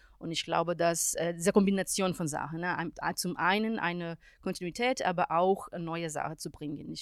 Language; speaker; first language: German; non-native, fluent; Portuguese